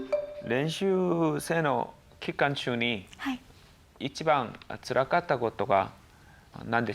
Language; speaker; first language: Japanese; non-native, fluent; Korean